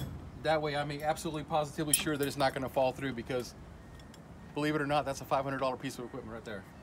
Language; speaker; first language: English; native; English